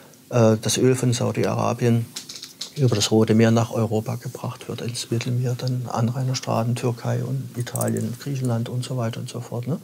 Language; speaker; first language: German; native; German